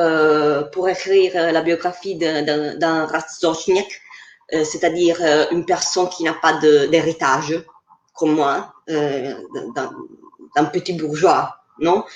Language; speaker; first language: French; non-native, fluent; Italian